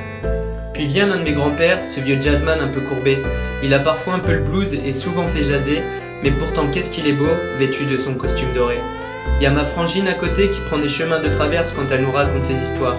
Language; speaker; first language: French; native; French